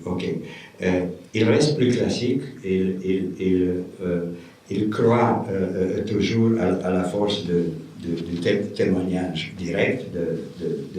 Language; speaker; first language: French; non-native, fluent; Romanian